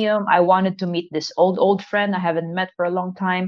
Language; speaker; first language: English; non-native, local second language; Filipino